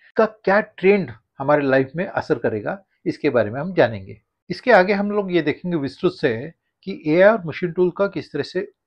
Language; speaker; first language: Hindi; non-native, local second language; Marathi